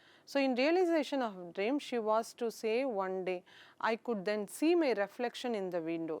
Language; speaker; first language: English; non-native, local second language; Tamil